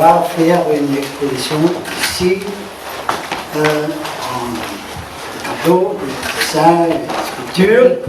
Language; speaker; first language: French; non-native, learner; German